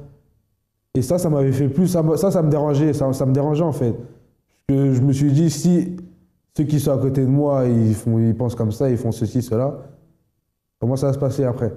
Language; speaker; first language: French; native; French